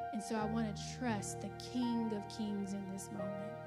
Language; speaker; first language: English; native; English